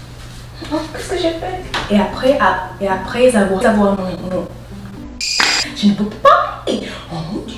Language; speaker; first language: French; non-native, learner; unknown